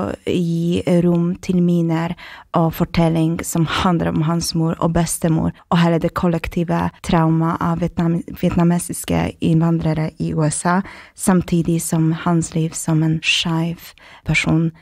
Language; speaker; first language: Norwegian; non-native, fluent; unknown